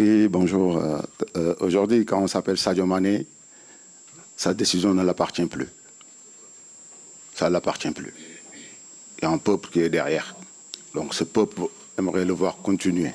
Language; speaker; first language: French; non-native, local second language; Wolof